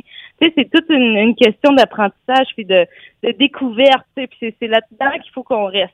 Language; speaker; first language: French; native; French